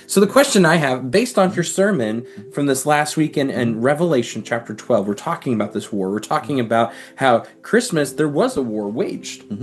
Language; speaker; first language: English; native; English